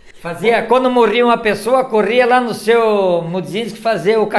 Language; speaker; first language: Portuguese; native; Portuguese